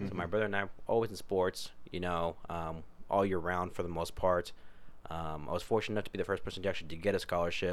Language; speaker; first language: English; native; English